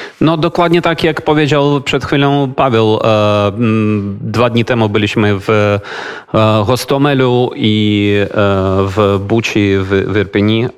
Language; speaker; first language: Polish; non-native, fluent; Ukrainian